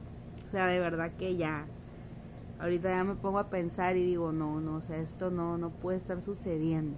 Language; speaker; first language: Spanish; native; Spanish